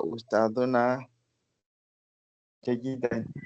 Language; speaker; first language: Arabic; non-native, learner; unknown